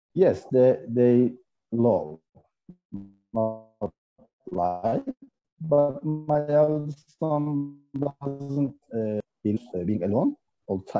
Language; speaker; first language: English; non-native, learner; Turkish